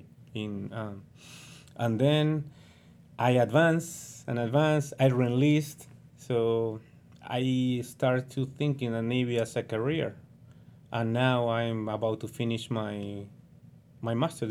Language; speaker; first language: English; non-native, learner; Spanish